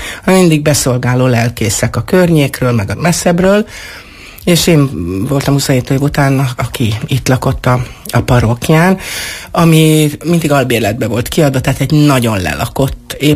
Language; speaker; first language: Hungarian; native; Hungarian